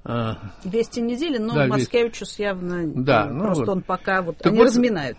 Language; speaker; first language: Russian; native; Russian